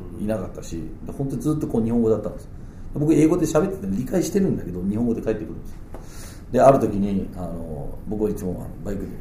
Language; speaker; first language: Japanese; non-native, fluent; Danish